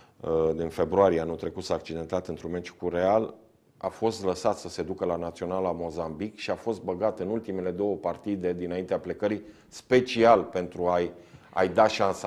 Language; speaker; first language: Romanian; native; Romanian